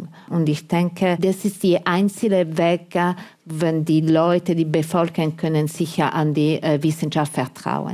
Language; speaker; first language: German; non-native, fluent; Italian